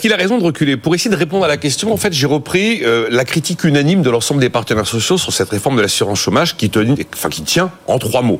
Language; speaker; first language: French; native; French